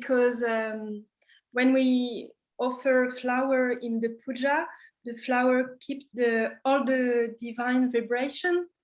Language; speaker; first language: English; non-native, learner; French